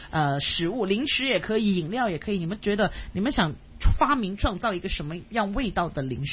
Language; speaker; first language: Chinese; non-native, local second language; Cantonese